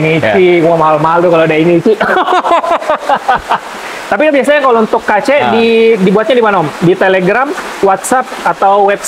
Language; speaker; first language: Indonesian; native; Indonesian